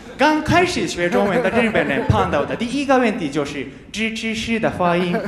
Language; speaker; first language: Chinese; non-native, fluent; Japanese